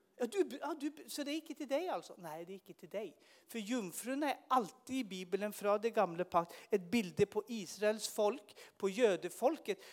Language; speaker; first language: Swedish; native; Swedish